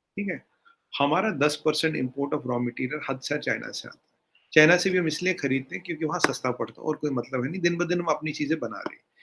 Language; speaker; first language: Hindi; native; Hindi